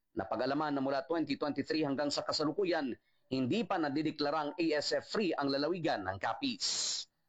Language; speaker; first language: Filipino; non-native, local second language; Hiligaynon